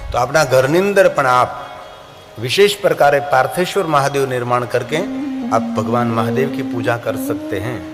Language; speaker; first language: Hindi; non-native, local second language; Gujarati